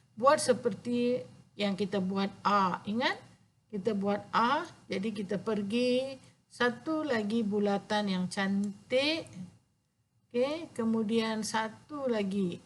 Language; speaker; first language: Malay; non-native, local second language; Tamil